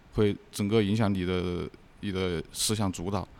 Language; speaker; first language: Chinese; native; Chinese